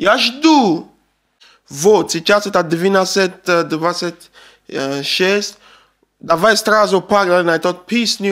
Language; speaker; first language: Russian; non-native, learner; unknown